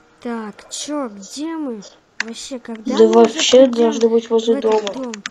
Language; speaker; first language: Russian; native; Russian